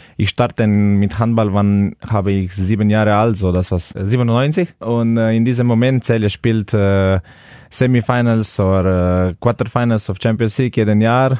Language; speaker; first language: German; non-native, learner; Slovenian